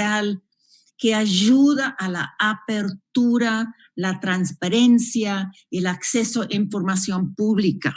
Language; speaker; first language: Spanish; non-native, fluent; English